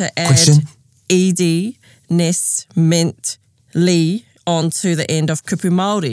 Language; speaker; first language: English; native; English